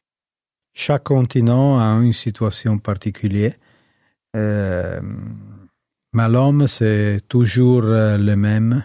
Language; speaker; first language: French; non-native, learner; Italian